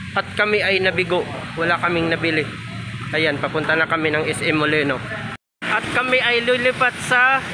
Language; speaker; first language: Filipino; non-native, local second language; Cebuano